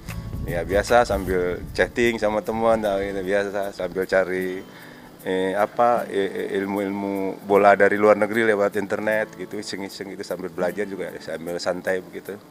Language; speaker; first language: Indonesian; non-native, local second language; Minangkabau